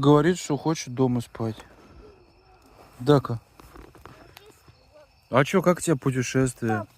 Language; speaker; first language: Russian; native; Russian